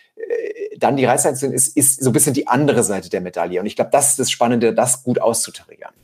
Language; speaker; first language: German; native; German